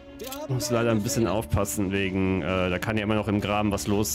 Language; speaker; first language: German; native; German